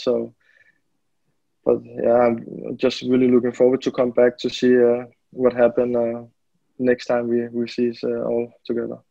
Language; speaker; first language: English; non-native, fluent; Danish